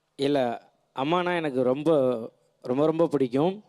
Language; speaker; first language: Tamil; native; Tamil